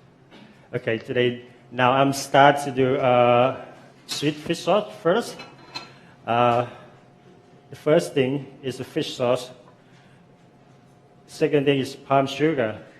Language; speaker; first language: English; non-native, fluent; Thai